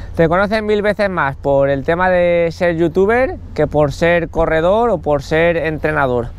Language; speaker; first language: Spanish; native; Spanish